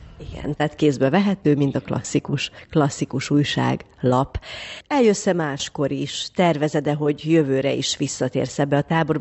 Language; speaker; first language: Hungarian; native; Hungarian